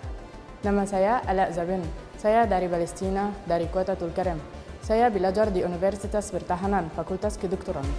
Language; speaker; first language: Indonesian; non-native, learner; Arabic